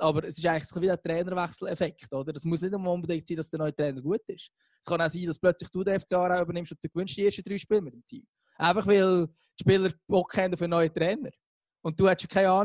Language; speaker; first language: German; native; German